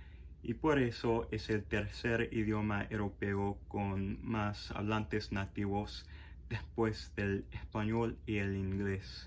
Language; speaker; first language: Spanish; non-native, fluent; English